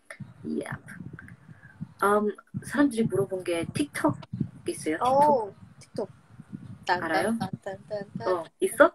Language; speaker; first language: Korean; non-native, fluent; English